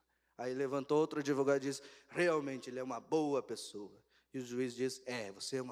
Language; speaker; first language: Portuguese; native; Portuguese